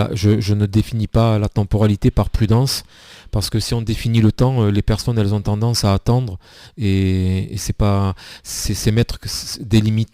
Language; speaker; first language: French; native; French